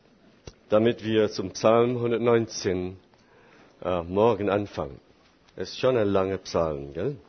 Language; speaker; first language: German; non-native, fluent; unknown